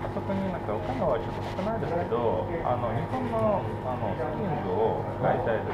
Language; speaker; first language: Japanese; non-native, learner; Russian